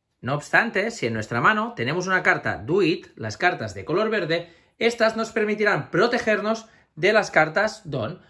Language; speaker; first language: Spanish; native; Spanish